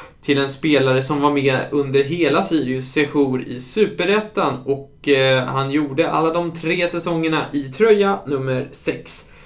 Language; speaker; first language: Swedish; native; Swedish